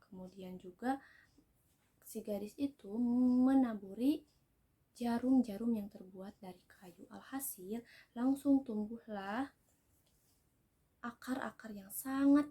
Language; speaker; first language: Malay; non-native, local second language; Sundanese